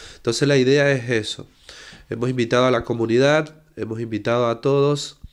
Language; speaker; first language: Spanish; native; Spanish